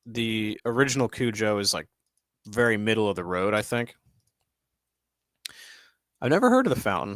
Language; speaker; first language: English; native; English